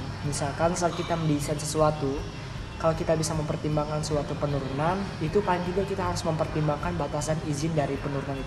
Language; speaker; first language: Indonesian; native; Indonesian